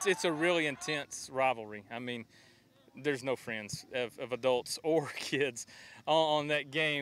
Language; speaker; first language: English; native; English